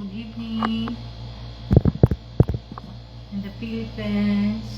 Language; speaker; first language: English; non-native, local second language; Filipino